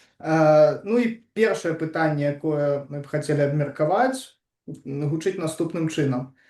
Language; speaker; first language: Belarusian; non-native, local second language; Russian